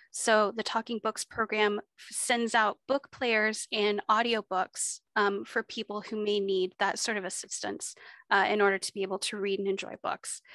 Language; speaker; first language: English; native; English